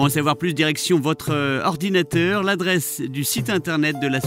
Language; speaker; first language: French; native; French